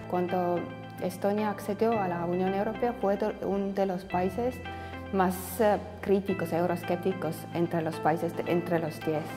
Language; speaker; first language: Spanish; non-native, fluent; Estonian